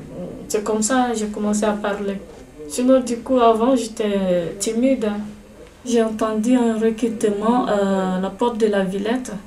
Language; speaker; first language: French; non-native, fluent; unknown